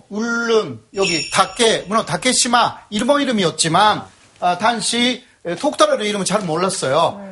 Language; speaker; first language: Korean; non-native, fluent; Japanese